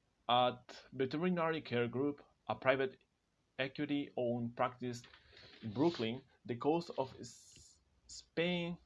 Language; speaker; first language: English; non-native, fluent; Spanish